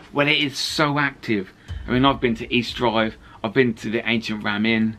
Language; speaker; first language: English; native; English